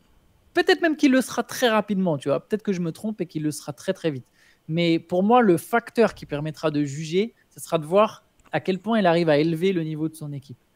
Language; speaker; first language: French; native; French